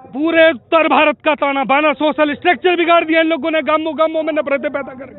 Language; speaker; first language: Hindi; native; Hindi